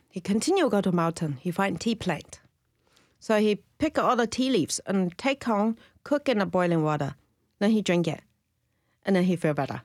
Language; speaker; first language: English; non-native, learner; Chinese